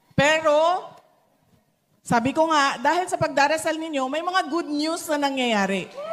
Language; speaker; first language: Filipino; non-native, local second language; Cebuano